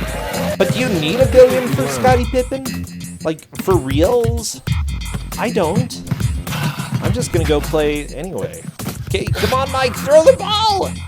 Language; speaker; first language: English; native; English